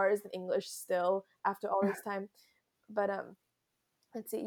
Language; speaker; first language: English; early bilingual, other home language; French